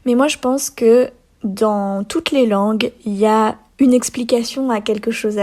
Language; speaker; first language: French; native; French